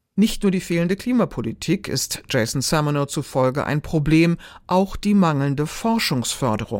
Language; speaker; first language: German; native; German